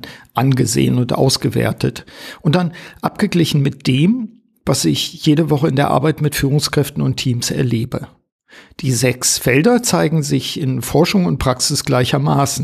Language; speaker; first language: German; native; German